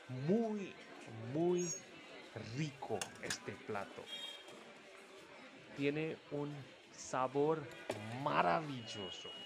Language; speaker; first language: Spanish; non-native, fluent; Hindi